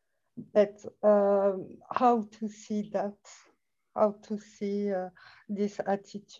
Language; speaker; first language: English; non-native, fluent; French